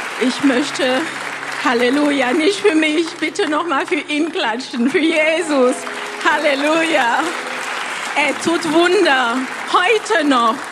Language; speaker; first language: German; non-native, fluent; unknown